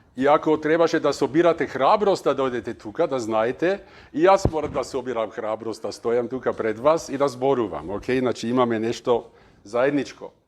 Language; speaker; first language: Macedonian; non-native, fluent; German